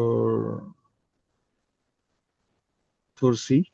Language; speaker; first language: German; non-native, learner; Indonesian